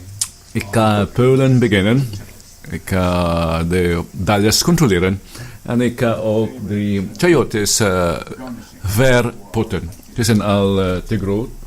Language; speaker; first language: Dutch; non-native, fluent; Filipino